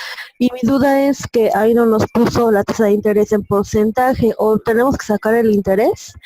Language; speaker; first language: Spanish; native; Spanish